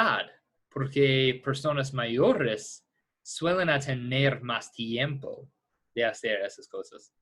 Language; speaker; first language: Spanish; non-native, fluent; English